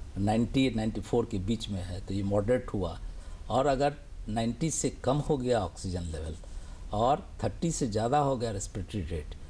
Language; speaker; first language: Hindi; native; Hindi